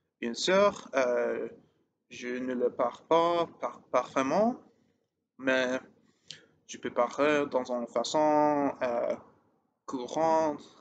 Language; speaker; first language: French; non-native, learner; English